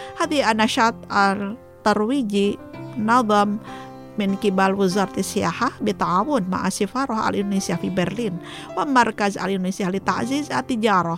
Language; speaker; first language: Arabic; non-native, fluent; Indonesian